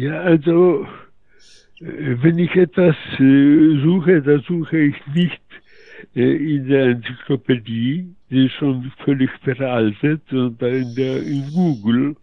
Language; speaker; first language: German; early bilingual, heritage; Polish